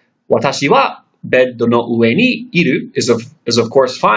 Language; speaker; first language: Japanese; non-native, fluent; English